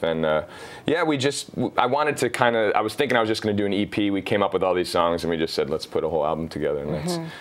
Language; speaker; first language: English; native; English